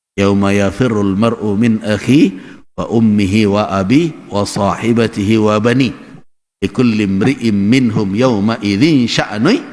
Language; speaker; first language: Malay; non-native, local second language; Minangkabau